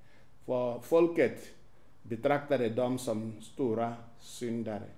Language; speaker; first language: Swedish; non-native, fluent; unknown